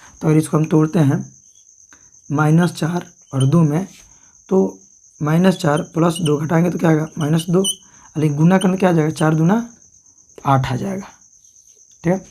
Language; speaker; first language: Hindi; native; Hindi